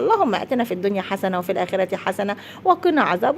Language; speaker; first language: Arabic; native; Arabic